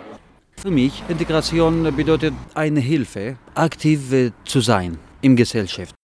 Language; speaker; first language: German; non-native, learner; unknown